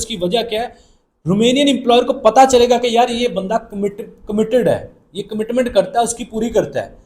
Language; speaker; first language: Urdu; non-native, local second language; Punjabi